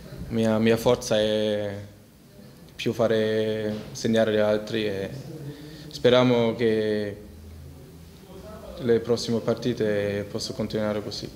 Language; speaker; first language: Italian; early bilingual, heritage; Italian